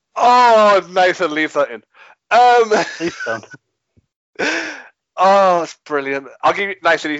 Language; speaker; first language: English; native; English